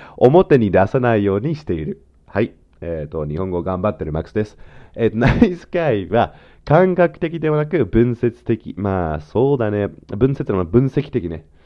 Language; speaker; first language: Japanese; non-native, fluent; English